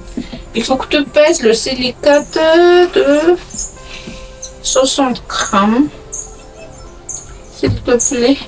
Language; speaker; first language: French; non-native, local second language; Malagasy